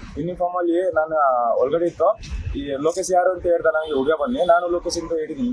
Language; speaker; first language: Kannada; non-native, learner; Nepali